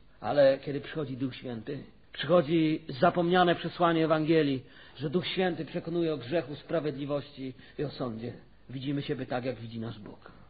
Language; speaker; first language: Polish; native; Polish